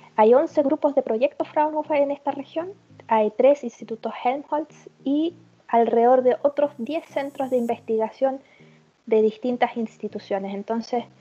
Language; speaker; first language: Spanish; early bilingual, heritage; German